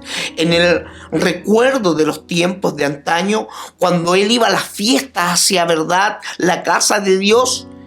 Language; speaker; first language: Spanish; native; Spanish